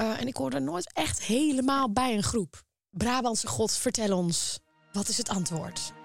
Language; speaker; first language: Dutch; native; Dutch